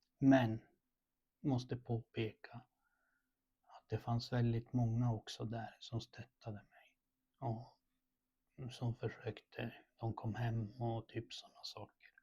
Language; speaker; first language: Swedish; early bilingual, other home language; Spanish